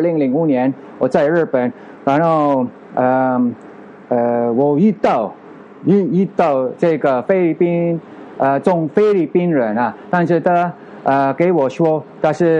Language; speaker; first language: Chinese; non-native, fluent; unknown